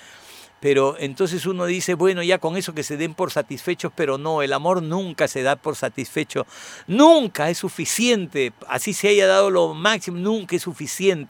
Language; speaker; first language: Spanish; native; Spanish